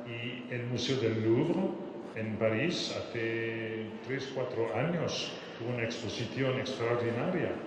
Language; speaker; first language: Spanish; non-native, fluent; French